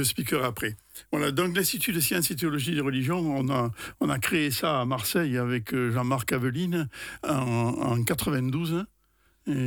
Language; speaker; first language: French; native; French